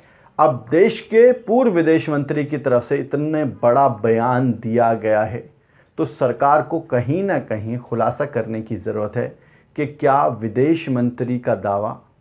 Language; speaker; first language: Hindi; native; Hindi